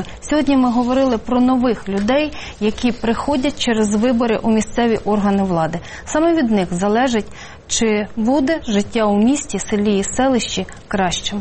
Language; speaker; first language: Ukrainian; native; Ukrainian